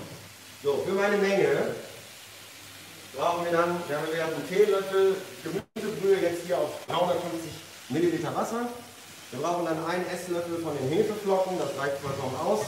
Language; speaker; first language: German; native; German